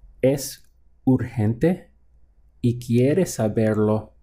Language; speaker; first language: Spanish; non-native, fluent; English